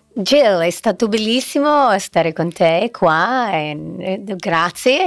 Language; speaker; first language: Italian; non-native, fluent; English